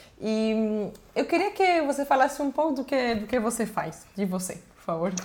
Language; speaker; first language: Portuguese; non-native, fluent; Spanish